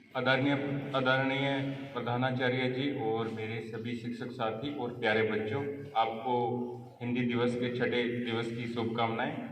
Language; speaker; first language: Hindi; native; Hindi